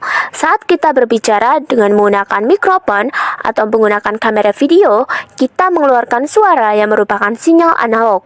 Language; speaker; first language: Indonesian; native; Indonesian